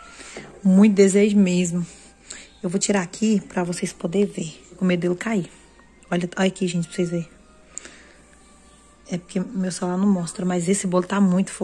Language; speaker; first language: Portuguese; native; Portuguese